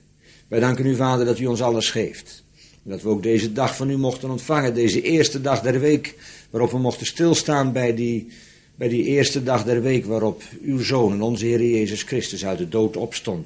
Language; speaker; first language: Dutch; native; Dutch